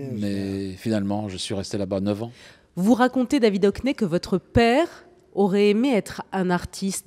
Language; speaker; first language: French; native; French